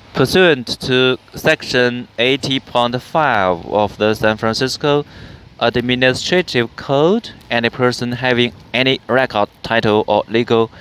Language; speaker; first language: English; non-native, fluent; Chinese